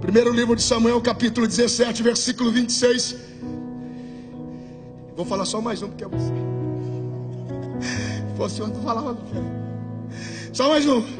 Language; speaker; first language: Portuguese; native; Portuguese